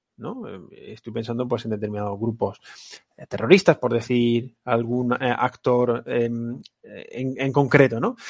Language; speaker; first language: Spanish; native; Spanish